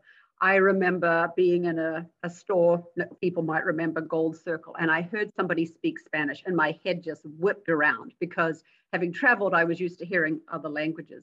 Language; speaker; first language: English; native; English